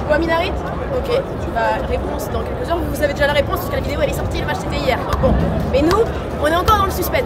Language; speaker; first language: French; native; French